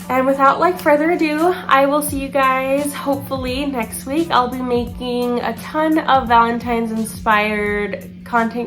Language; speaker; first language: English; native; English